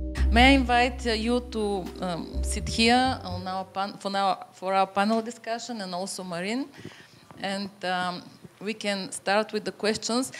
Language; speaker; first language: English; non-native, fluent; Bulgarian